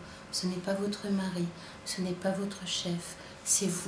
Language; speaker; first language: French; native; French